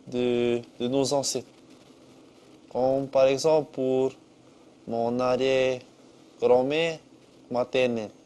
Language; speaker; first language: French; non-native, local second language; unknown